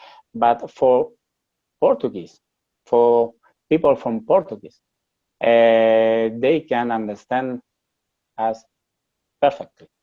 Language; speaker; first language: English; non-native, learner; Spanish